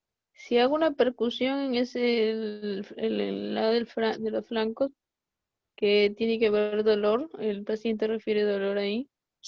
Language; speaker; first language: Spanish; native; Spanish